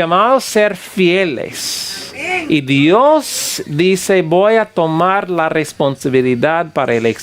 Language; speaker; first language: Spanish; non-native, fluent; English